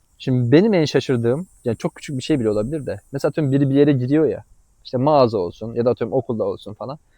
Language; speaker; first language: Turkish; native; Turkish